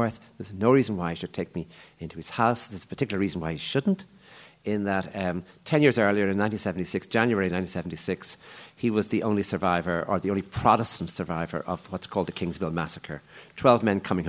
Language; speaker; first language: English; native; English